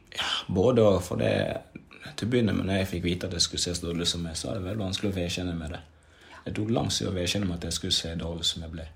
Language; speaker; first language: Norwegian; early bilingual, other home language; Swahili